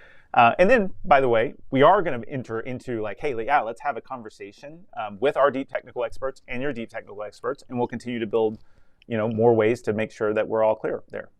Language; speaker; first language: English; native; English